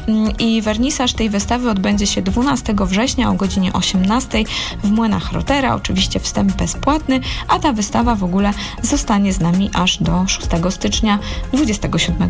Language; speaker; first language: Polish; native; Polish